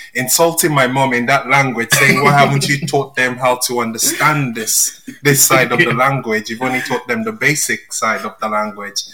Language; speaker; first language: English; non-native, local second language; Yoruba